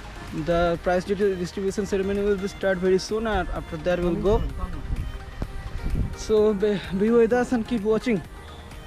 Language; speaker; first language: English; non-native, local second language; Bangla